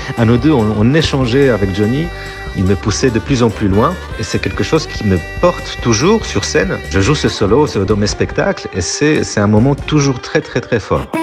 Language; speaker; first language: French; non-native, fluent; Polish